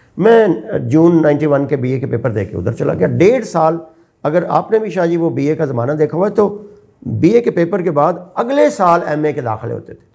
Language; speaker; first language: Urdu; non-native, local second language; Punjabi